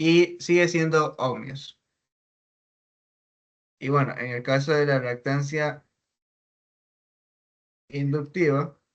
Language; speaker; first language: Spanish; native; Spanish